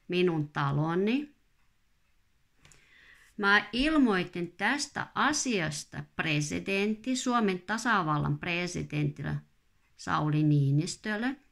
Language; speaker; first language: Finnish; non-native, fluent; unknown